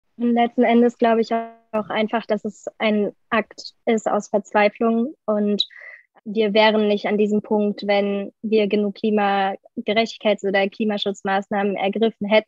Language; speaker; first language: German; native; German